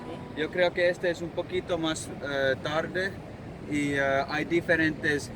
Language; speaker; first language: Spanish; non-native, learner; Finnish